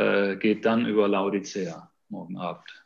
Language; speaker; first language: German; native; German